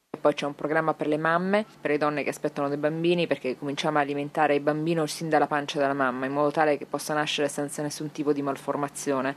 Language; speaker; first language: Italian; native; Italian